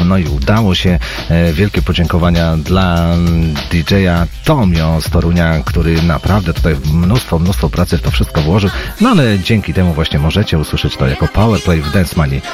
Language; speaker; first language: Polish; native; Polish